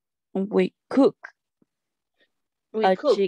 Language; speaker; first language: English; non-native, learner; Spanish